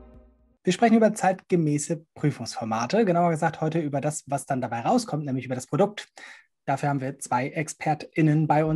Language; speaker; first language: German; native; German